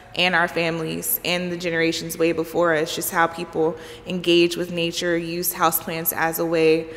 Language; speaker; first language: English; native; English